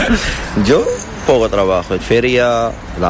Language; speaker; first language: Spanish; non-native, learner; Arabic